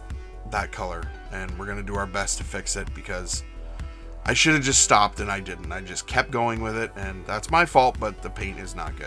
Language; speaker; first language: English; native; English